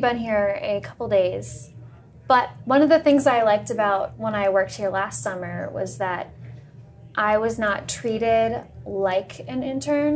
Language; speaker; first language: English; native; English